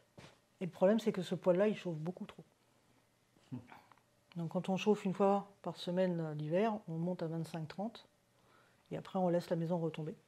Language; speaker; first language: French; native; French